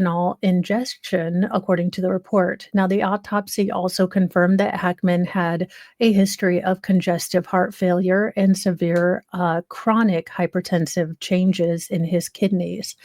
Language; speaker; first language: English; native; English